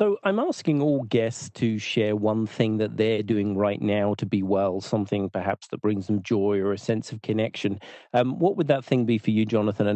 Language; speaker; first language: English; native; English